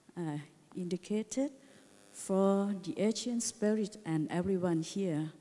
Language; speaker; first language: English; non-native, learner; Thai